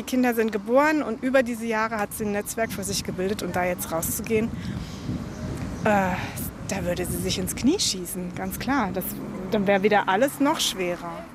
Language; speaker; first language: German; native; German